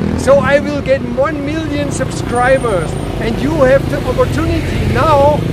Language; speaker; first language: English; non-native, fluent; German